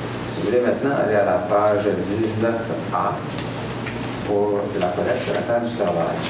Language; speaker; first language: French; native; French